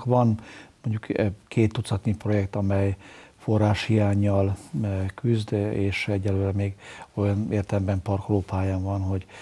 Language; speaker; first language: Hungarian; native; Hungarian